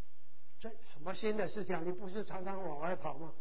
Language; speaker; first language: Chinese; native; Chinese